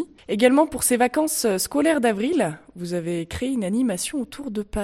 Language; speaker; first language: French; native; French